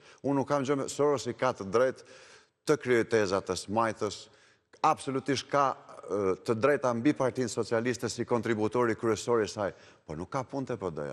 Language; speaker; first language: Albanian; native; Albanian